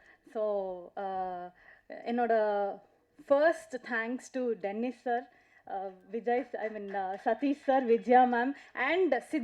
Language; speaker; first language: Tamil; non-native, learner; Kannada